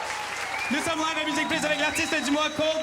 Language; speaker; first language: French; native; French